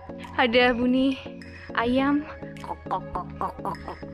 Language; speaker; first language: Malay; non-native, fluent; Korean